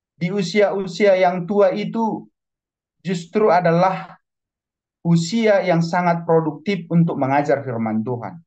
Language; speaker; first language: Indonesian; non-native, local second language; Batak Toba